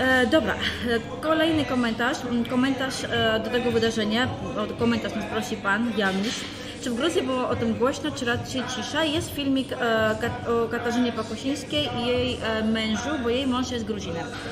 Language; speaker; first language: Polish; non-native, fluent; Georgian